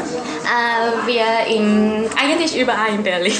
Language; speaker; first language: German; non-native, learner; Chinese